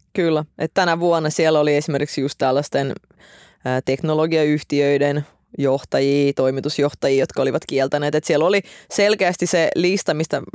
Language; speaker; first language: Finnish; early bilingual, other home language; Russian